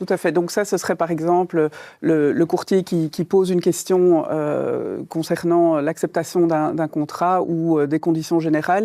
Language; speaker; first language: French; native; French